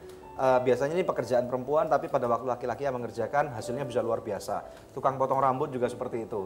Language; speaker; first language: Indonesian; native; Indonesian